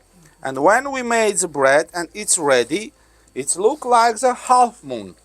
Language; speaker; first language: English; non-native, learner; Georgian